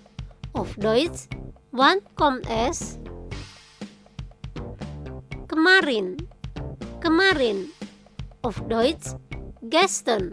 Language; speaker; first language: German; non-native, fluent; Indonesian